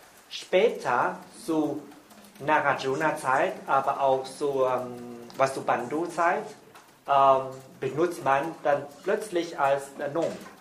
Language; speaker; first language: German; non-native, fluent; Vietnamese